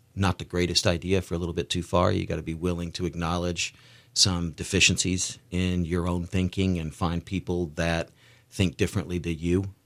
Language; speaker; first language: English; native; English